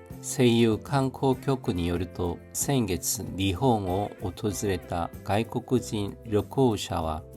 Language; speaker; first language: Japanese; non-native, fluent; Korean